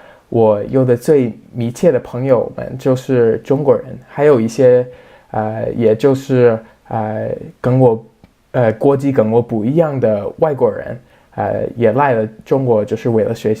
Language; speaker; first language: Chinese; non-native, fluent; English